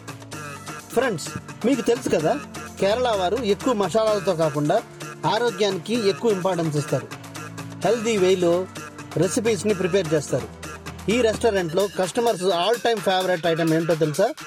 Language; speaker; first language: Telugu; native; Telugu